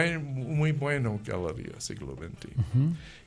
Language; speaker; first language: Spanish; non-native, learner; English